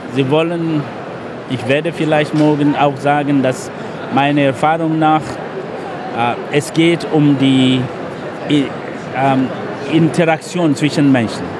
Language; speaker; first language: German; non-native, fluent; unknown